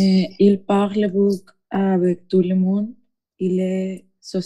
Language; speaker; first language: French; non-native, learner; Spanish